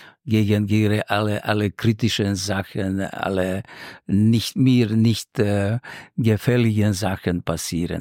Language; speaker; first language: German; non-native, fluent; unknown